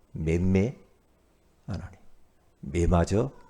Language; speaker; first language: Korean; native; Korean